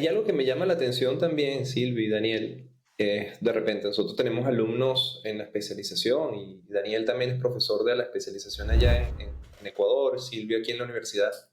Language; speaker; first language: Spanish; native; Spanish